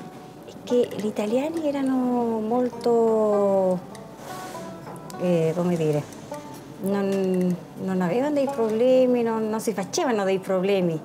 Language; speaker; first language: Italian; early bilingual, heritage; Spanish